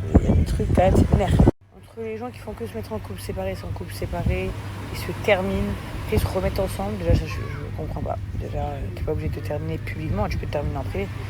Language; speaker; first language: French; early bilingual, other home language; English